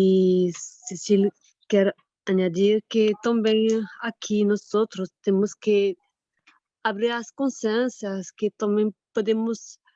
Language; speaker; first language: Portuguese; non-native, fluent; French